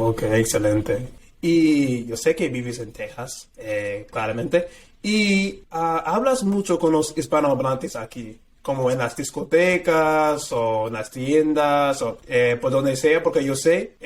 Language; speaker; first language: Spanish; non-native, fluent; English